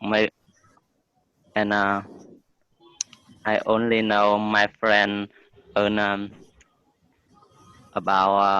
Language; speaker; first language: English; non-native, learner; Vietnamese